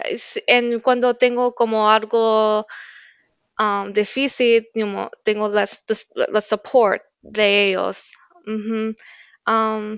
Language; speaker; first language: Spanish; early bilingual, heritage; Spanish